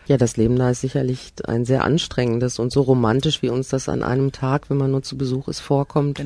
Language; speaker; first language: German; native; German